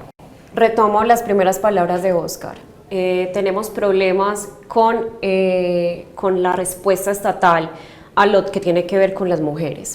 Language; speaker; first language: Spanish; native; Spanish